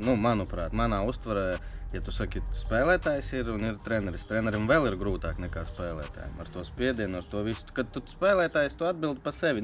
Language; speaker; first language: Latvian; native; Latvian